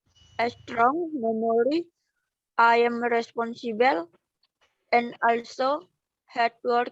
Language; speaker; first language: English; non-native, learner; Indonesian